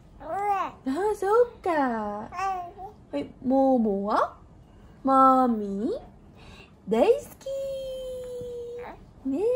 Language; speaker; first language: Japanese; native; Japanese